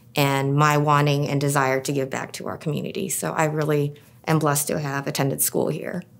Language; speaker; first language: English; native; English